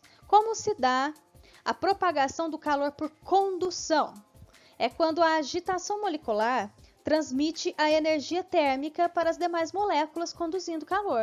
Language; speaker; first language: Portuguese; native; Portuguese